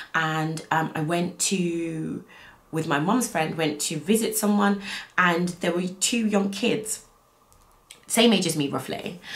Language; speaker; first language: English; native; English